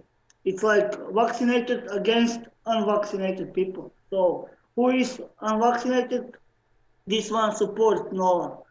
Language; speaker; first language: English; non-native, learner; Slovenian